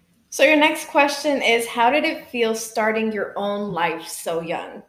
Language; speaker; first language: English; early bilingual, other home language; Spanish